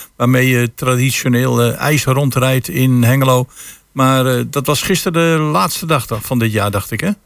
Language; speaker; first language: Dutch; native; Dutch